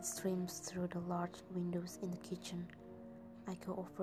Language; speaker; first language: English; non-native, learner; Indonesian